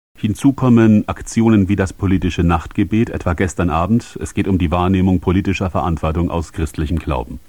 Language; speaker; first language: German; native; German